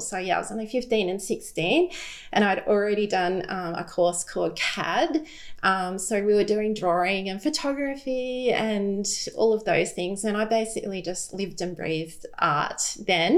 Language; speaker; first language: English; native; English